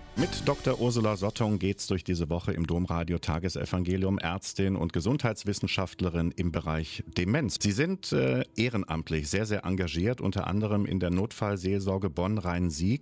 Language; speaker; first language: German; native; German